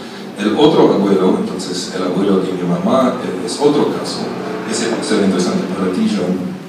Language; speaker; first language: Spanish; non-native, fluent; German